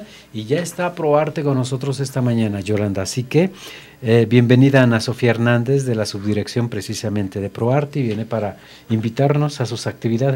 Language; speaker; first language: Spanish; native; Spanish